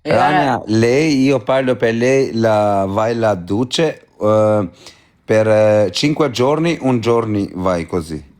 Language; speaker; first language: Italian; non-native, learner; Albanian